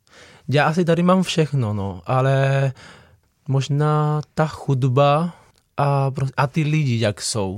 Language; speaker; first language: Czech; non-native, fluent; Spanish